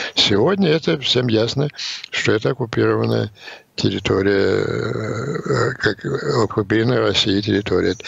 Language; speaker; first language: Russian; native; Russian